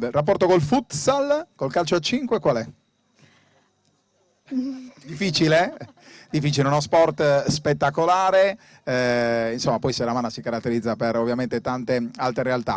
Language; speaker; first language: Italian; native; Italian